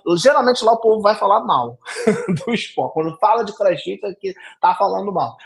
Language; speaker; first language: Portuguese; native; Portuguese